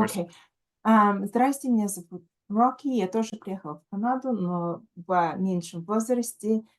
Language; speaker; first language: Russian; early bilingual, heritage; Russian